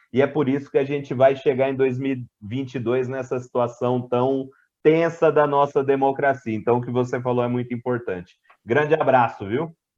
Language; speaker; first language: Portuguese; native; Portuguese